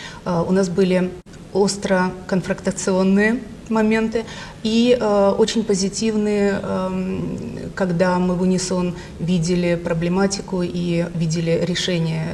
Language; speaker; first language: Russian; native; Russian